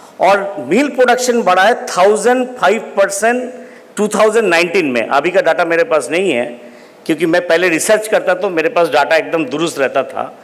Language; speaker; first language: Hindi; non-native, local second language; Bangla